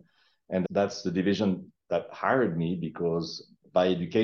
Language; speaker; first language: English; non-native, fluent; French